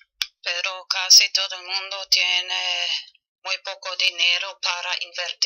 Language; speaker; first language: Spanish; non-native, learner; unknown